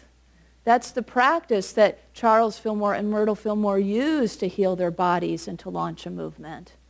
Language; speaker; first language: English; native; English